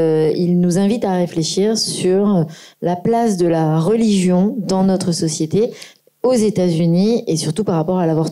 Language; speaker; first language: French; native; French